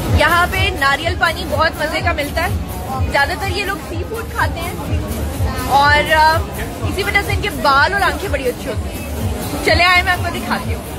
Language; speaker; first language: Urdu; non-native, local second language; Punjabi